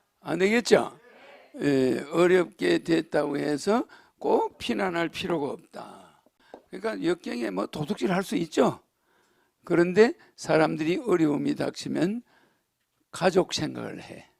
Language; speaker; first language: Korean; native; Korean